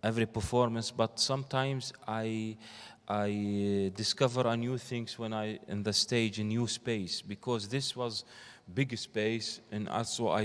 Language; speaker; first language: English; non-native, learner; Arabic